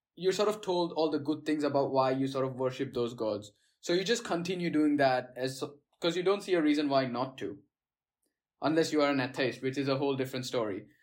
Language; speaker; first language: English; non-native, local second language; Gujarati